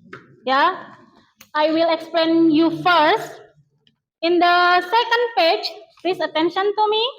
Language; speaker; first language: English; non-native, learner; Indonesian